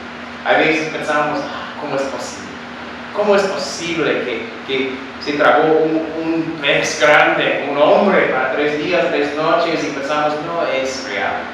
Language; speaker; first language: Spanish; non-native, fluent; English